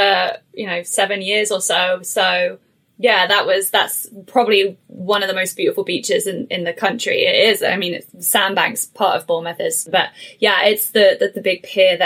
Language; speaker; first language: English; native; English